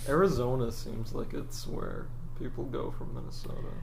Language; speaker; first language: English; native; English